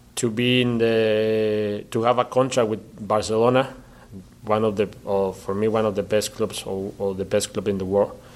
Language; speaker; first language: English; non-native, learner; Spanish